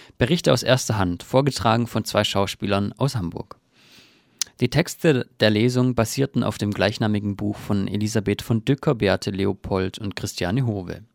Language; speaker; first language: German; native; German